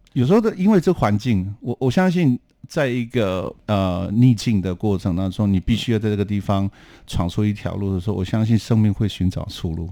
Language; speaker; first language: Chinese; non-native, local second language; Amis